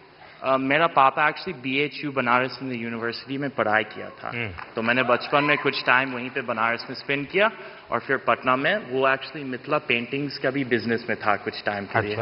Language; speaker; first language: Hindi; early bilingual, heritage; Hindi